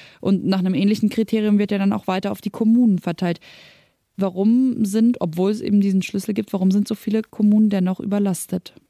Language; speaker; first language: German; native; German